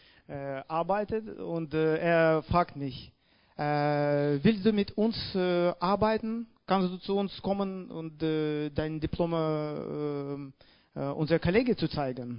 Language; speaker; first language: German; non-native, learner; Russian